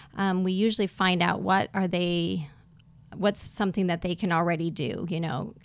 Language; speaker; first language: English; native; English